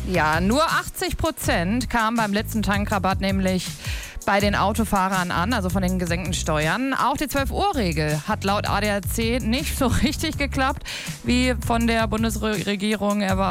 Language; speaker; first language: German; native; German